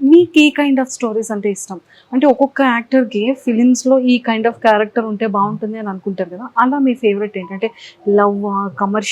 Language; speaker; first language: Telugu; native; Telugu